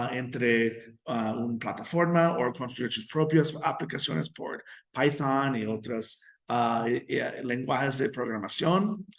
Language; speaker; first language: Spanish; non-native, fluent; English